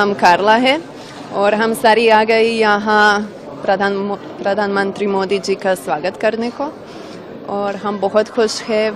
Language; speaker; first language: Hindi; non-native, fluent; Croatian